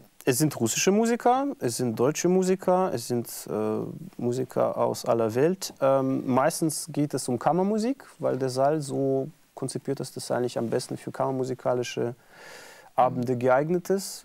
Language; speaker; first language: German; non-native, fluent; Russian